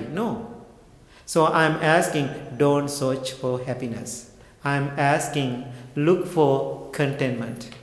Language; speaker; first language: English; non-native, local second language; Sinhala